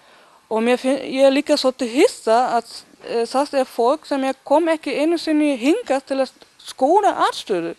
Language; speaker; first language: Icelandic; non-native, learner; Danish